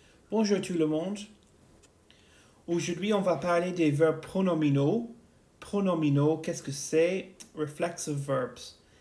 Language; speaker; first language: French; non-native, fluent; English